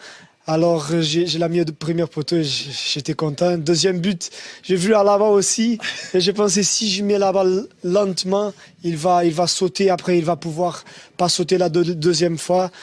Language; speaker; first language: French; non-native, fluent; Portuguese